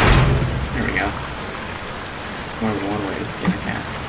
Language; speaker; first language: English; native; English